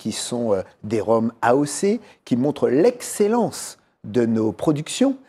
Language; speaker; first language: French; native; French